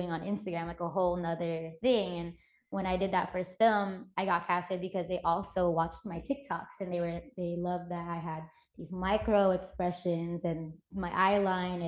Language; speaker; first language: English; native; English